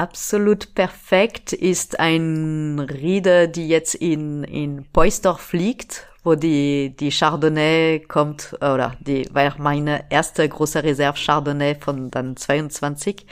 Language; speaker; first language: German; non-native, fluent; French